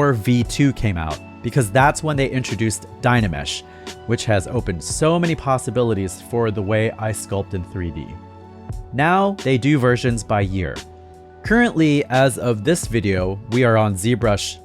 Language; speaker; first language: English; native; English